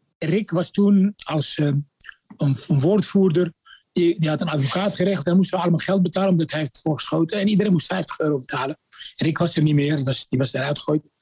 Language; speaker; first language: Dutch; non-native, fluent; Arabic